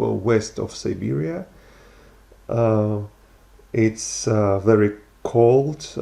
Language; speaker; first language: English; non-native, learner; Russian